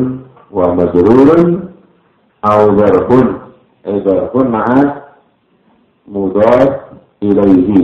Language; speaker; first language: Arabic; non-native, fluent; Indonesian